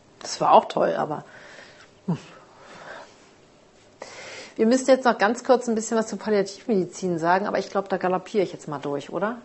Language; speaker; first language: German; native; German